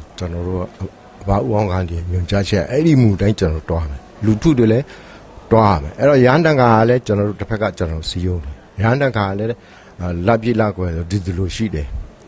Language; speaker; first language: Burmese; non-native, local second language; Pa'o Karen